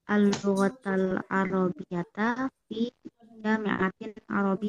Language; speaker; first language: Arabic; non-native, learner; Indonesian